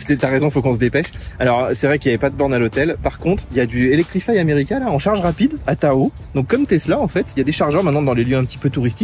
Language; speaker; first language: French; native; French